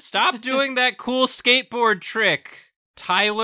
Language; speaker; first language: English; native; English